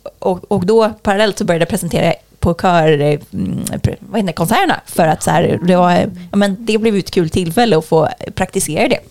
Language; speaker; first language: Swedish; native; Swedish